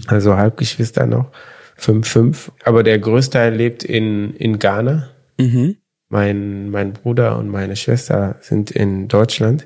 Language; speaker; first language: German; early bilingual, other home language; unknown